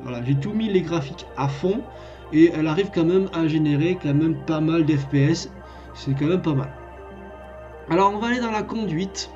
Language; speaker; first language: French; native; French